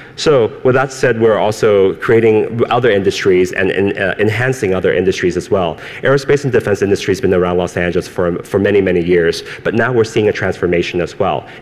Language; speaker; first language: English; early bilingual, other home language; Cantonese